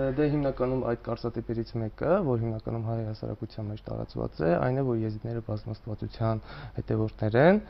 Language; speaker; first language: Armenian; non-native, local second language; Kurdish